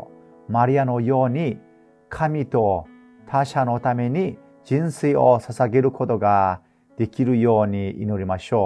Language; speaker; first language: Japanese; non-native, fluent; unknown